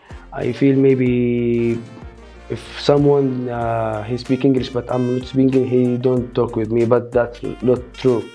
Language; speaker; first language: English; non-native, learner; Arabic